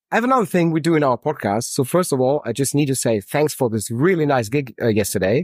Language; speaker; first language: English; non-native, fluent; German